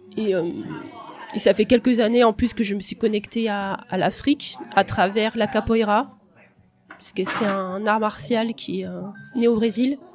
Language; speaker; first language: French; early bilingual, other home language; Portuguese